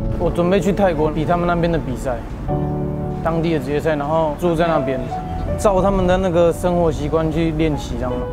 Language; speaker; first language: Chinese; native; Chinese